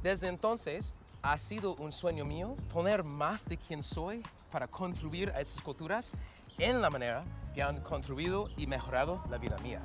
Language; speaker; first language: Spanish; non-native, fluent; English